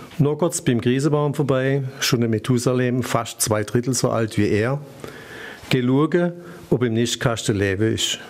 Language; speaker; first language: German; native; German